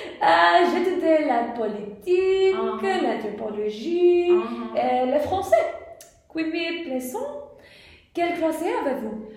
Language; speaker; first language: French; non-native, learner; English